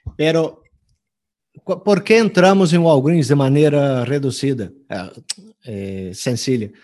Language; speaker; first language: Spanish; non-native, fluent; Portuguese